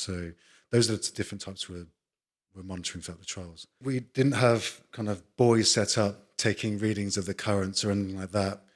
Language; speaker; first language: English; native; English